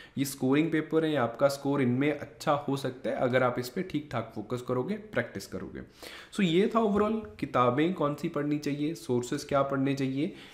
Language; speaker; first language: Hindi; native; Hindi